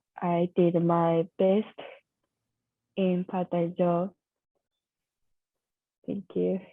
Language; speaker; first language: English; non-native, learner; Japanese